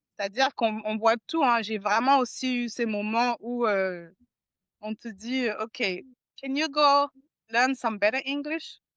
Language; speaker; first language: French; native; French